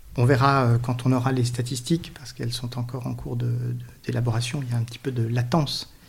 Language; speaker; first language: French; native; French